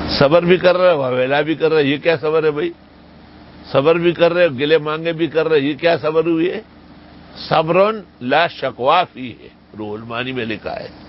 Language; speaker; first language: Urdu; non-native, local second language; Pashto